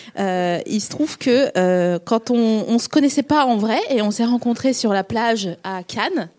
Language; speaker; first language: French; native; French